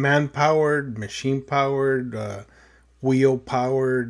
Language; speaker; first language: English; early bilingual, other home language; Spanish